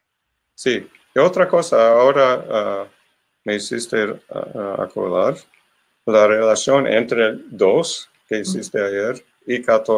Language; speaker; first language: Spanish; non-native, learner; English